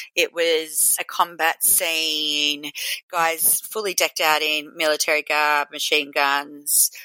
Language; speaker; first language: English; native; English